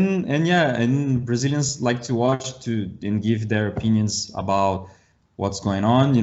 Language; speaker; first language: English; non-native, learner; Portuguese